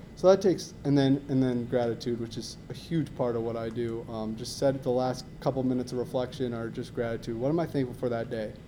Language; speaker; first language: English; native; English